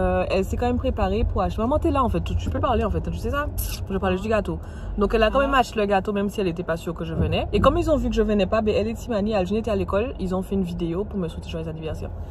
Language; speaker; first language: French; native; French